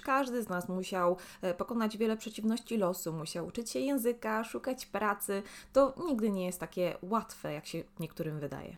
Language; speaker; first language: Polish; native; Polish